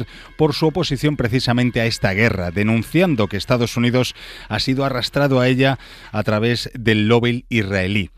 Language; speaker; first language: Spanish; native; Spanish